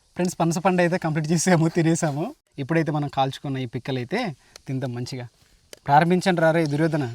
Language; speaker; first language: Telugu; native; Telugu